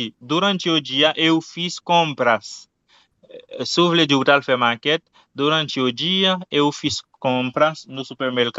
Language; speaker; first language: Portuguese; non-native, fluent; Haitian Creole